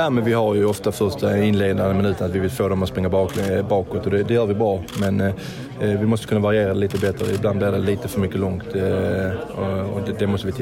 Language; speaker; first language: Swedish; native; Swedish